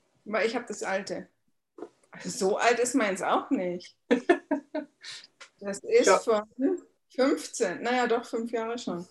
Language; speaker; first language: German; native; German